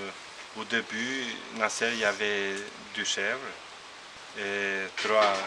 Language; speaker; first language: French; non-native, learner; Albanian